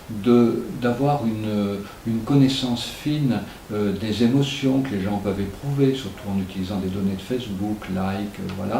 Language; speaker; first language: French; native; French